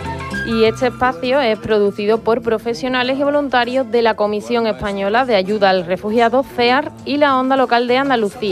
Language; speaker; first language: Spanish; native; Spanish